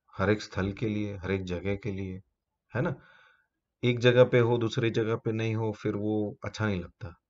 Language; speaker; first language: Hindi; native; Hindi